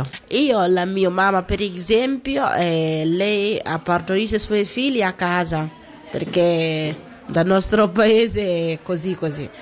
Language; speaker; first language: Italian; non-native, learner; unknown